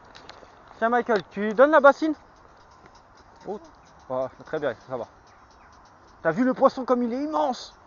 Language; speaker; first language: French; native; French